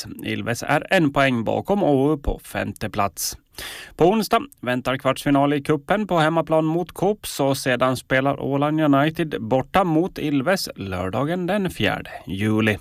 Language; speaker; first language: Swedish; native; Swedish